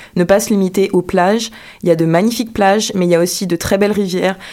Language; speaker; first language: French; native; French